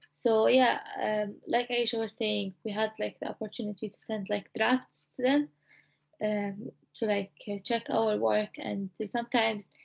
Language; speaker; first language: English; non-native, fluent; Arabic